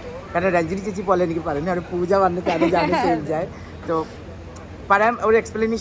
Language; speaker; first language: Malayalam; non-native, learner; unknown